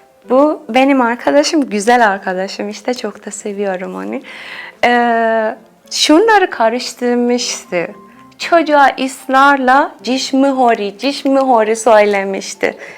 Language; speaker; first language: Turkish; non-native, fluent; Persian